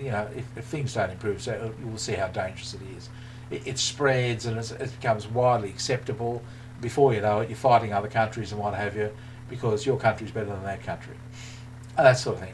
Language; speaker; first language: English; native; English